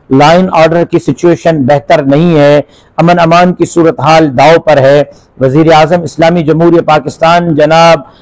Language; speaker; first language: Urdu; non-native, local second language; Sindhi